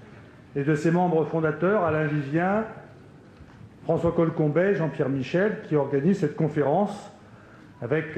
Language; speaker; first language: French; native; French